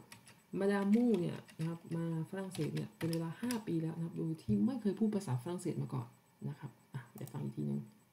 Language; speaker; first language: French; non-native, learner; Thai